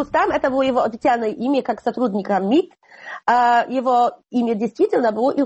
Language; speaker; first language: Russian; non-native, fluent; Polish